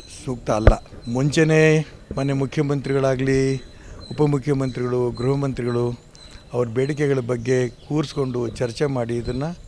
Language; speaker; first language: Kannada; native; Kannada